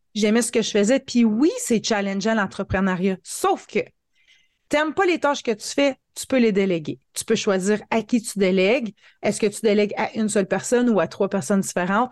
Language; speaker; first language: French; native; French